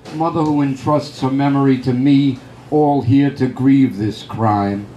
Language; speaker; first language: English; native; English